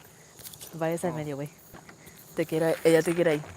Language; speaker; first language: Spanish; early bilingual, heritage; English